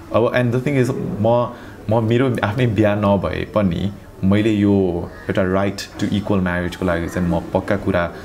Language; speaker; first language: Nepali; early bilingual, heritage; Nepali